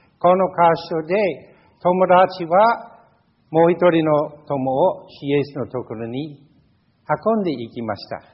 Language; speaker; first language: Japanese; non-native, fluent; English